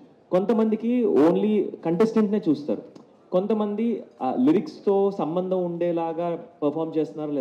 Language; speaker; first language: Telugu; native; Telugu